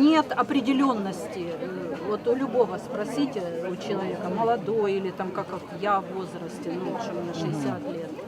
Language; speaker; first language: Russian; native; Russian